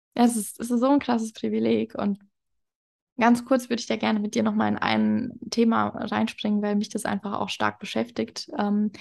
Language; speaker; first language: German; native; German